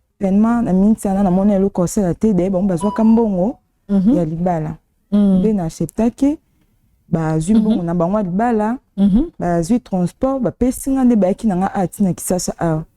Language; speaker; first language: Lingala; native; Lingala